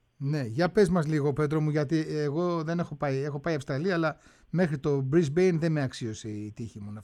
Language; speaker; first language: Greek; native; Greek